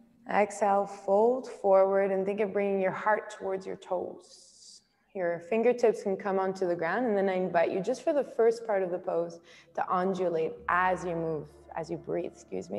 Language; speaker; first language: English; native; English